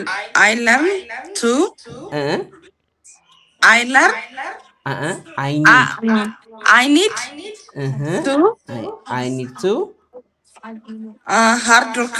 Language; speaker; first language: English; non-native, learner; Amharic